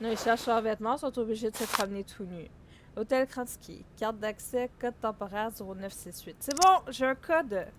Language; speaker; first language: French; native; French